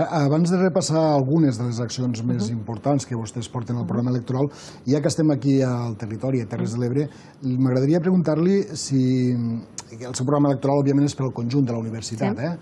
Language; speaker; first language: Catalan; native; Catalan